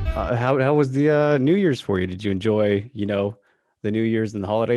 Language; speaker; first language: English; native; English